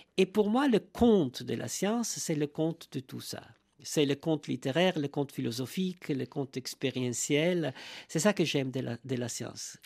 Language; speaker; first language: French; non-native, fluent; Italian